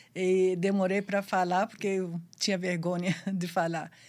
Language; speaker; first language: Portuguese; non-native, fluent; Arabic